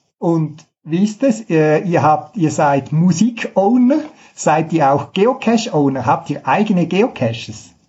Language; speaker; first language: German; native; German